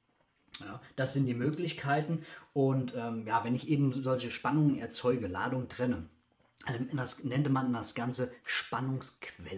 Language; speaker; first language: German; native; German